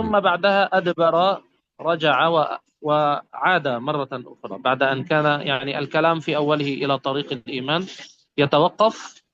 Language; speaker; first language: Arabic; native; Arabic